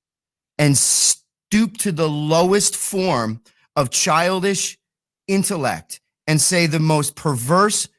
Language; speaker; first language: English; native; English